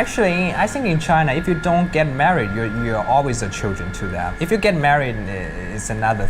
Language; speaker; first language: English; non-native, learner; Chinese